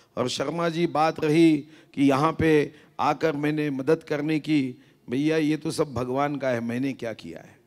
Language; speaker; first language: Hindi; non-native, local second language; Marathi